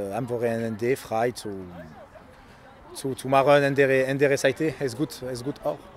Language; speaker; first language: German; non-native, learner; French